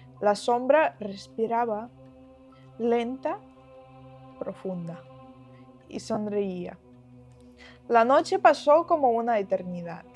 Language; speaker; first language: Spanish; non-native, fluent; Ukrainian